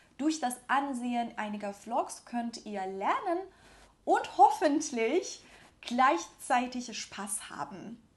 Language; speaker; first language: German; non-native, fluent; Persian